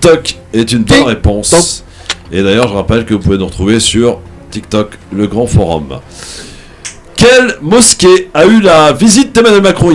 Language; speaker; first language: French; native; French